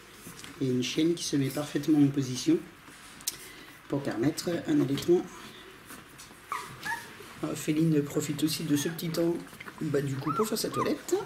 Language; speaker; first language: French; native; French